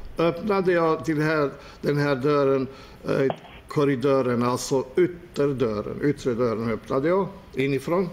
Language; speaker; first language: Swedish; non-native, fluent; Albanian